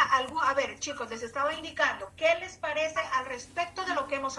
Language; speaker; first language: Spanish; native; Spanish